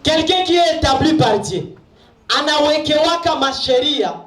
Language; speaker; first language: French; non-native, local second language; Swahili